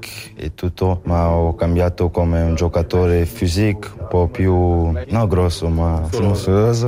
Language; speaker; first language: Italian; non-native, local second language; French